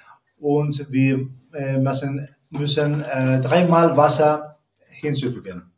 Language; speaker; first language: German; non-native, learner; Spanish